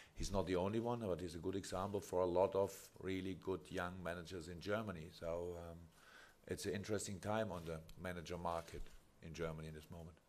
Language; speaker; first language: English; non-native, fluent; German